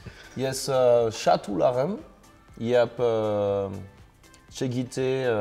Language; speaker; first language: Armenian; non-native, learner; French